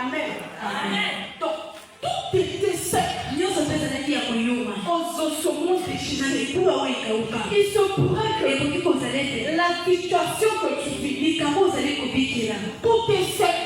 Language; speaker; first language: French; non-native, local second language; Lingala